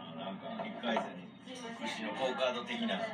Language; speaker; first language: Japanese; native; Japanese